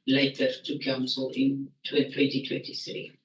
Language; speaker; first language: English; non-native, local second language; Afrikaans